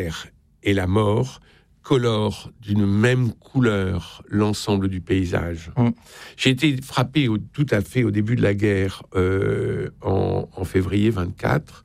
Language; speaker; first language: French; native; French